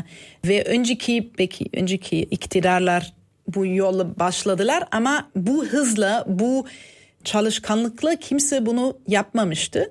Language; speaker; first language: Turkish; non-native, fluent; German